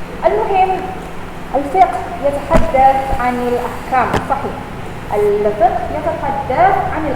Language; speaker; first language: Arabic; non-native, fluent; Indonesian